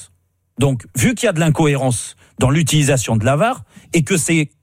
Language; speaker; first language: French; native; French